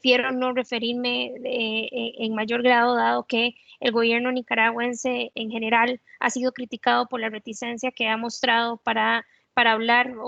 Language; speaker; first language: Spanish; native; Spanish